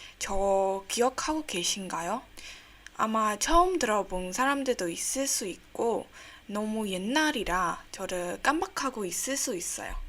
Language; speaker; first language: Korean; non-native, fluent; Burmese